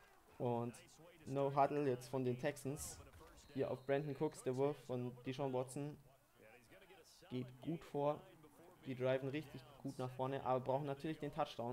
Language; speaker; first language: German; native; German